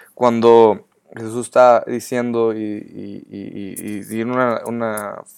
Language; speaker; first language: Spanish; native; Spanish